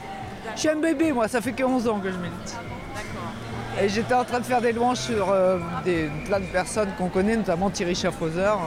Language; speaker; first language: French; native; French